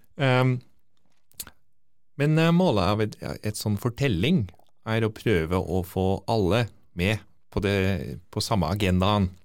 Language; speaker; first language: Norwegian; non-native, fluent; Dutch